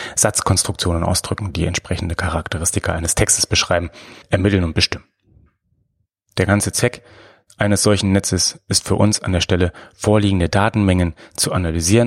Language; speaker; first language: German; native; German